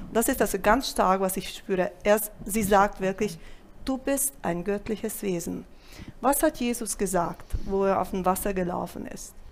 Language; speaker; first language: German; non-native, fluent; Italian